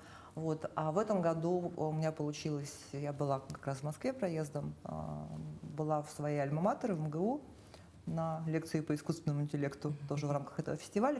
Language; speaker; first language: Russian; native; Russian